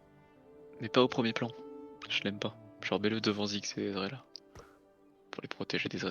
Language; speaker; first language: French; native; French